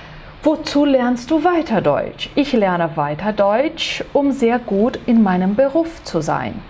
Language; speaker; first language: German; non-native, fluent; Portuguese